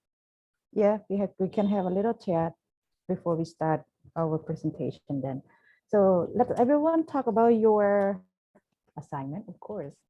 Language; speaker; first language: English; non-native, fluent; Khmer